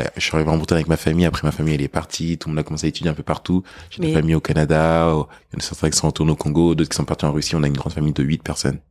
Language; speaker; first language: French; early bilingual, other home language; English